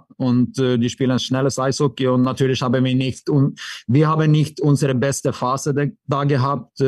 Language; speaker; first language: German; non-native, fluent; Swedish